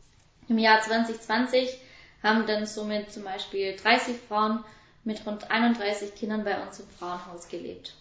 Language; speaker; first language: German; native; German